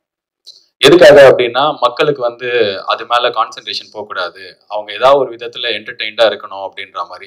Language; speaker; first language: Tamil; native; Tamil